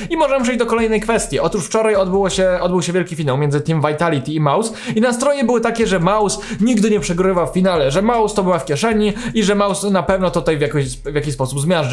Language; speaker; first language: Polish; native; Polish